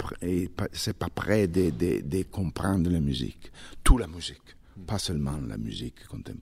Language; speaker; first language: French; non-native, fluent; Italian